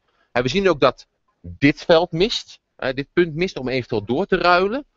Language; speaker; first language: Dutch; native; Dutch